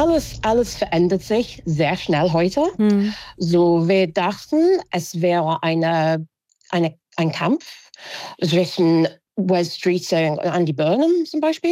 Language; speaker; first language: German; non-native, fluent; English